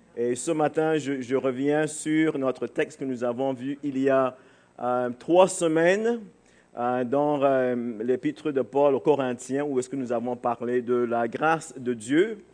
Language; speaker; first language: French; non-native, fluent; English